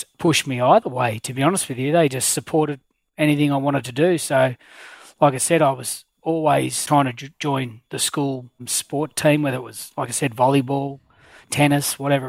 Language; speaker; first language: English; native; English